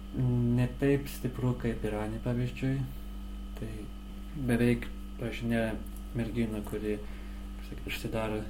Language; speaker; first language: Lithuanian; non-native, learner; Azerbaijani